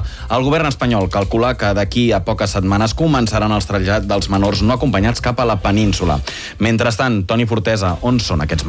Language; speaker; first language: Catalan; native; Catalan